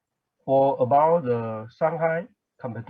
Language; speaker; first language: English; non-native, learner; Chinese